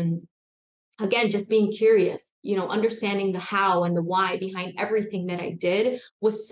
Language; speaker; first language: English; native; English